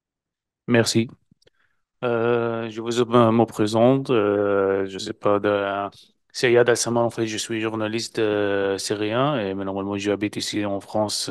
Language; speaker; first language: French; non-native, learner; Arabic